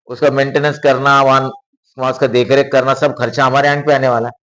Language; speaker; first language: Hindi; non-native, local second language; Marathi